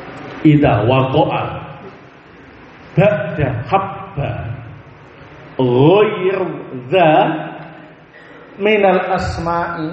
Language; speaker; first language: Arabic; non-native, fluent; Indonesian